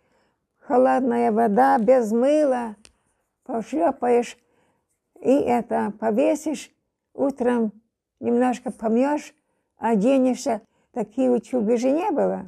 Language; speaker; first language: Russian; non-native, local second language; German